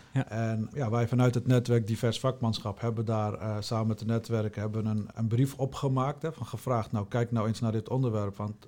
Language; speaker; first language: Dutch; native; Dutch